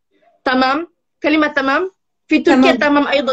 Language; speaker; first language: Arabic; non-native, learner; Malay